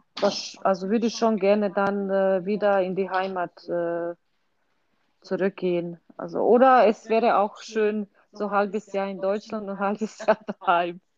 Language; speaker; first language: German; non-native, fluent; Croatian